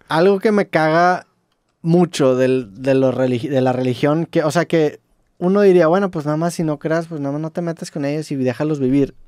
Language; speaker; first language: Spanish; native; Spanish